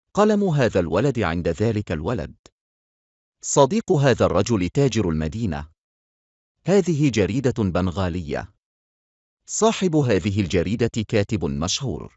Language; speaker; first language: Arabic; non-native, fluent; Bangla